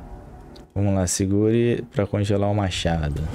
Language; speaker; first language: Portuguese; native; Portuguese